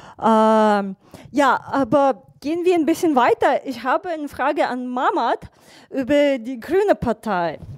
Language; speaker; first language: German; non-native, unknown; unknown